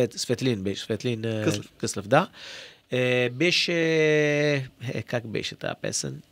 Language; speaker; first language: Bulgarian; non-native, learner; Italian